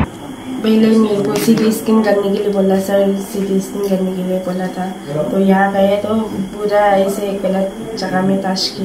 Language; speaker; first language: Hindi; non-native, local second language; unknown